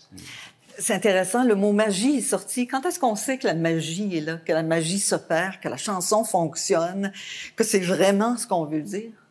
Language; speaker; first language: French; native; French